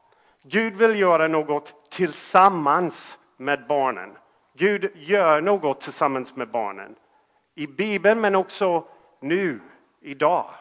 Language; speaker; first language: Swedish; non-native, fluent; English